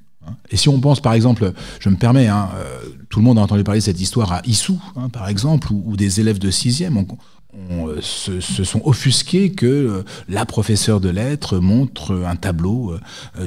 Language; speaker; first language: French; native; French